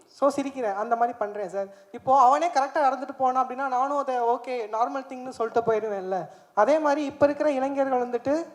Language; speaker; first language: Tamil; native; Tamil